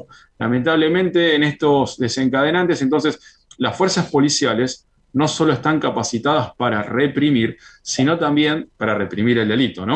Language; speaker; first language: Spanish; native; Spanish